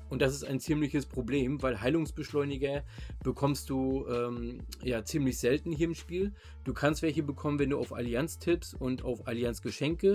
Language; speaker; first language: German; native; German